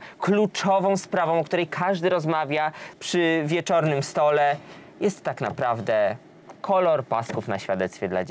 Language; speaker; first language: Polish; native; Polish